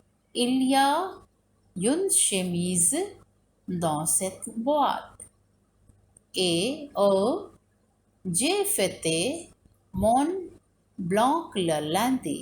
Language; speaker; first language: French; non-native, fluent; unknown